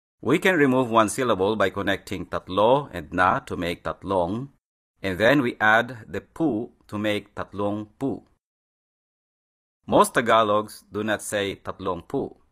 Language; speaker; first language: English; native; English